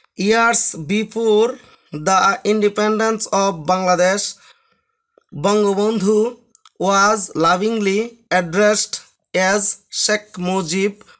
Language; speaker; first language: English; non-native, local second language; Bangla